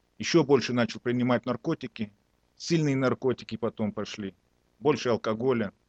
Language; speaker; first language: Russian; native; Russian